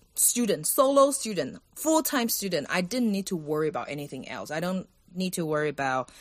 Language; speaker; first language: English; non-native, fluent; Chinese